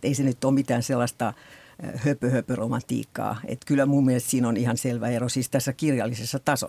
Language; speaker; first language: Finnish; native; Finnish